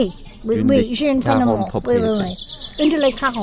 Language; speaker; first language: French; non-native, fluent; English